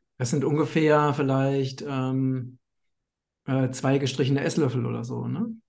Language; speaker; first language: German; native; German